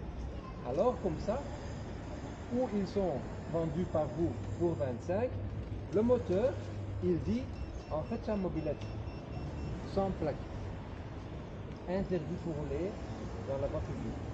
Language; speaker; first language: French; non-native, local second language; Dutch